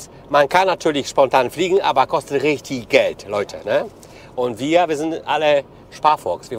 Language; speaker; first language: German; non-native, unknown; Polish